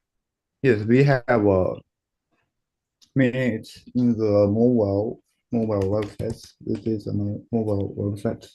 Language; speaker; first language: English; non-native, learner; Chinese